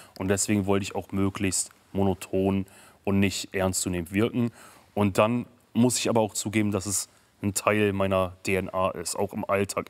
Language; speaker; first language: German; early bilingual, other home language; Kurdish